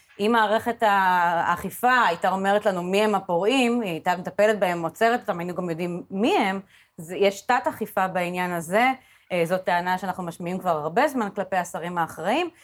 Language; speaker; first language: Hebrew; native; Hebrew